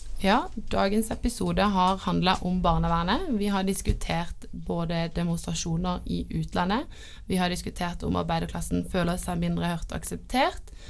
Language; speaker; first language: Norwegian; native; Norwegian